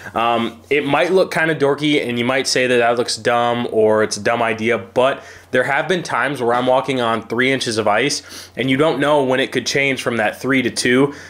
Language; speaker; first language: English; native; English